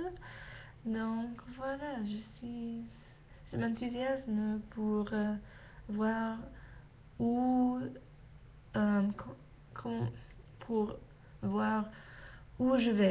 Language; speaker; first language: French; non-native, learner; English